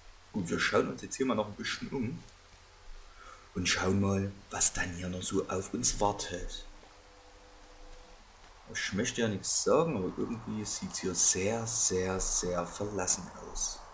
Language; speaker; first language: German; native; German